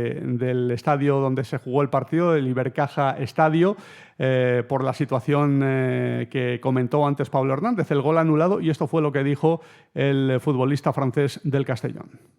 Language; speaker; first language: Spanish; native; Spanish